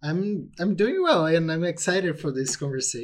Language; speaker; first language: English; non-native, fluent; Portuguese